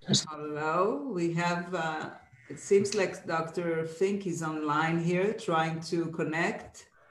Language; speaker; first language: English; non-native, fluent; Hebrew